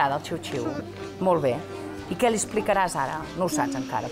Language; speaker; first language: Catalan; native; Catalan